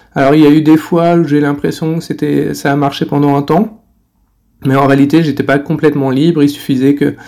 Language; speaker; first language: French; native; French